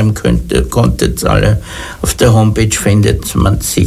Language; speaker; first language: German; native; German